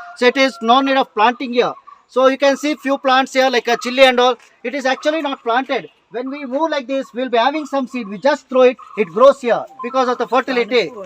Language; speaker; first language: English; non-native, local second language; Malayalam